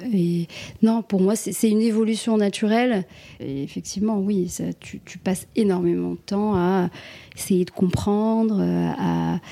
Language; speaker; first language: French; non-native, local second language; Arabic